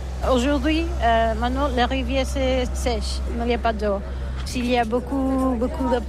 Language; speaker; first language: French; non-native, learner; Catalan